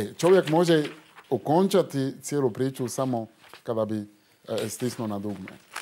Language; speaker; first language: Croatian; non-native, fluent; Fon